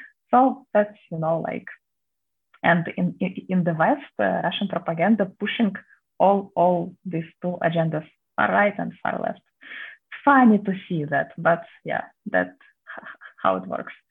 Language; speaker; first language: English; non-native, fluent; Russian